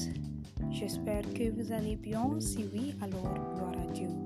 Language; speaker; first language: French; non-native, learner; English